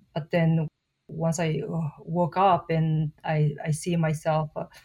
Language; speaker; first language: English; non-native, fluent; Mongolian